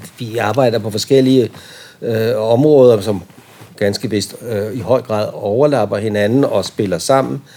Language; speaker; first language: Danish; native; Danish